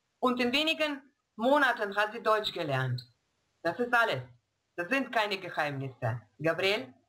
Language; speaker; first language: German; non-native, fluent; Russian